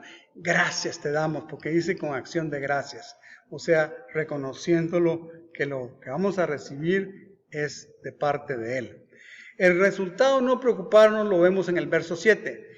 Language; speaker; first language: Spanish; native; Spanish